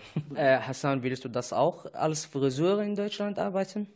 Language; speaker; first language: German; non-native, fluent; Arabic